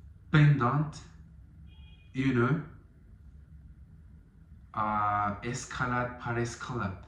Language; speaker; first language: French; non-native, learner; Spanish